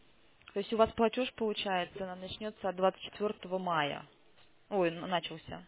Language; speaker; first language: Russian; native; Russian